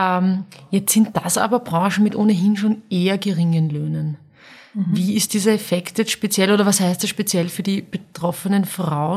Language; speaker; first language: German; native; German